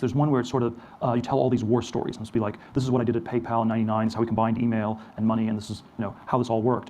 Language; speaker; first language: English; native; English